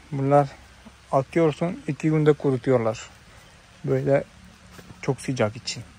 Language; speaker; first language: Turkish; non-native, fluent; Malayalam